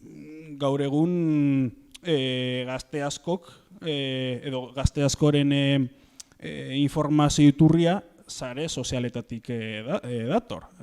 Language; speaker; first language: Basque; native; Basque